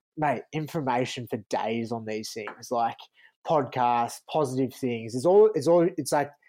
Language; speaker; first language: English; native; English